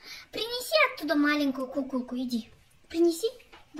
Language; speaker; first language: Russian; non-native, local second language; Kazakh